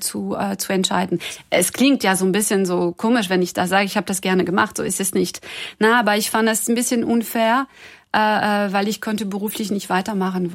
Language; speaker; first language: German; non-native, fluent; French